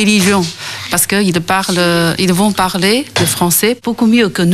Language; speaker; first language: French; non-native, learner; Chinese